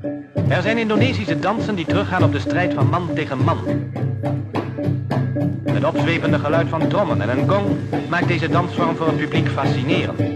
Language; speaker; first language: Dutch; native; Dutch